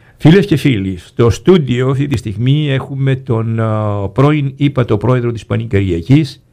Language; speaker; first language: Greek; native; Greek